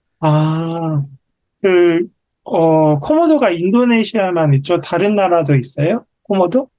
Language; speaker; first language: Korean; native; Korean